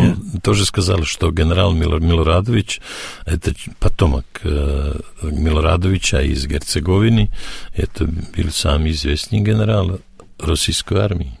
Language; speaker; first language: Russian; non-native, learner; Serbian